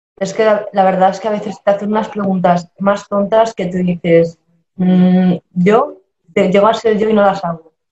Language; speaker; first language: Spanish; early bilingual, other home language; Arabic